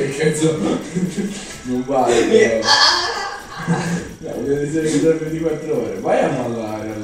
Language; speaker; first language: Italian; native; Italian